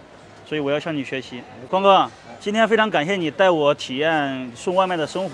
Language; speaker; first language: Chinese; native; Chinese